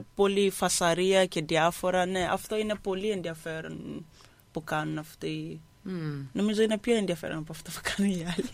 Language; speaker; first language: Greek; early bilingual, other home language; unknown